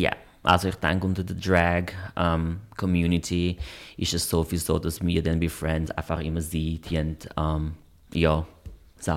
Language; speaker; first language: German; non-native, fluent; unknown